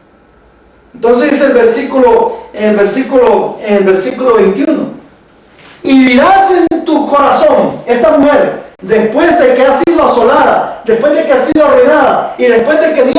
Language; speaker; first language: Spanish; native; Spanish